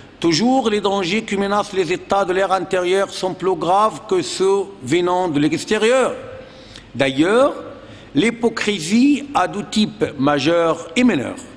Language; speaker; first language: French; non-native, fluent; Arabic